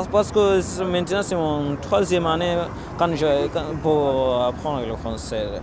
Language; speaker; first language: French; non-native, learner; Swahili